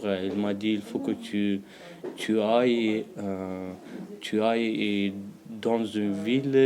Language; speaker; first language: French; non-native, learner; Pashto